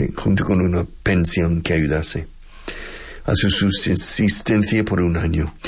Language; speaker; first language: Spanish; non-native, fluent; English